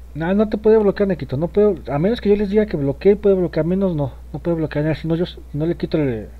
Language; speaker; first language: Spanish; native; Spanish